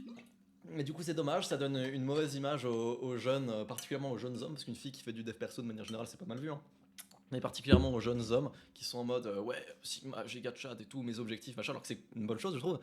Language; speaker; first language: French; native; French